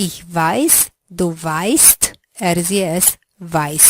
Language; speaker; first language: German; non-native, fluent; Polish